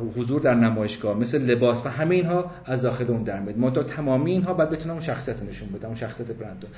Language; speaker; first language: Persian; early bilingual, other home language; English